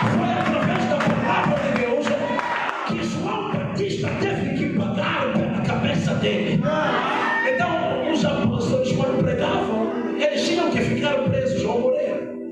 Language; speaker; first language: Portuguese; non-native, local second language; Tsonga